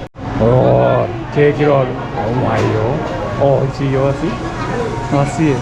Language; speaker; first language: Spanish; non-native, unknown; Japanese